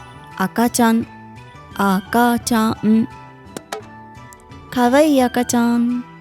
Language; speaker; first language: Japanese; non-native, fluent; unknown